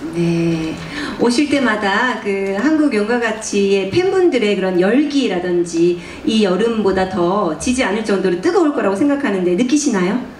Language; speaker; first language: Korean; native; Korean